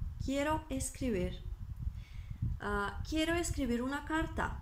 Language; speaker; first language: Spanish; non-native, fluent; Turkish